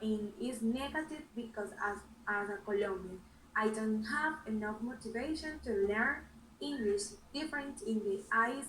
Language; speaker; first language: English; non-native, learner; Spanish